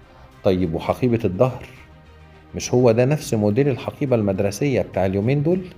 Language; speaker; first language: Arabic; native; Arabic